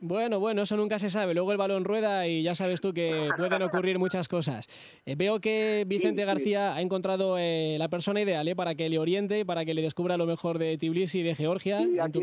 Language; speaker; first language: Spanish; native; Spanish